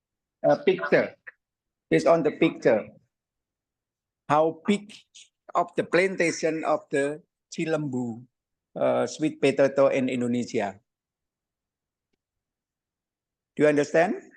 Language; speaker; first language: English; non-native, learner; Indonesian